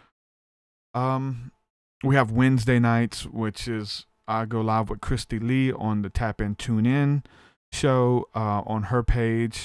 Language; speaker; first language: English; native; English